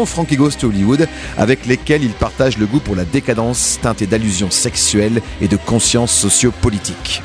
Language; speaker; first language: French; native; French